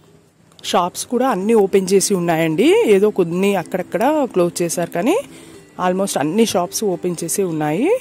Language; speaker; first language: Telugu; native; Telugu